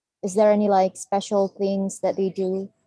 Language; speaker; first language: English; non-native, fluent; Indonesian